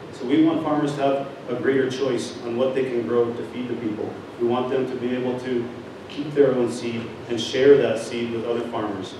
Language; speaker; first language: English; native; English